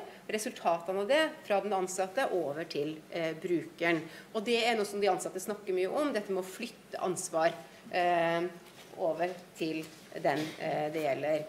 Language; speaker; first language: Norwegian; native; Norwegian